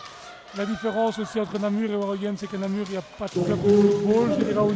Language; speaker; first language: French; native; French